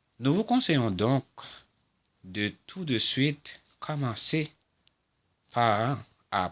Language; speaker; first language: French; non-native, local second language; Haitian Creole